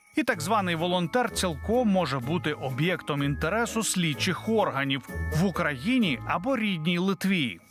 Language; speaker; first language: Ukrainian; native; Ukrainian